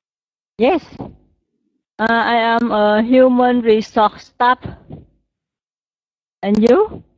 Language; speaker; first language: English; non-native, learner; Vietnamese